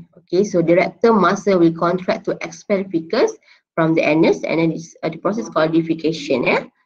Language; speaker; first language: English; non-native, local second language; Malay